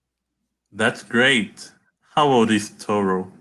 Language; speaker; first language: English; non-native, learner; Portuguese